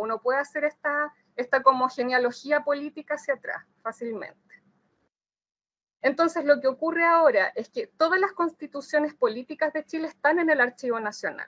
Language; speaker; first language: Spanish; native; Spanish